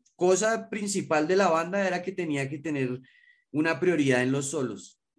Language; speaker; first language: Spanish; native; Spanish